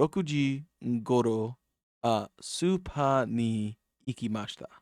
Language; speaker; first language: Japanese; non-native, learner; English